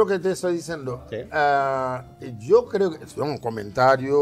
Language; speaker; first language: Spanish; non-native, fluent; Haitian Creole